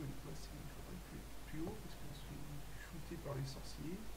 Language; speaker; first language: French; native; French